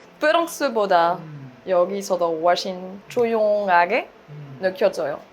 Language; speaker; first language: Korean; non-native, fluent; French